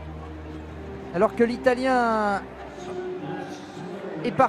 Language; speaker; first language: French; native; French